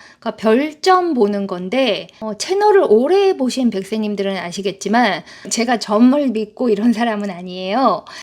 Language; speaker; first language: Korean; native; Korean